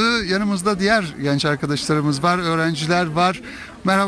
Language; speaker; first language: Turkish; native; Turkish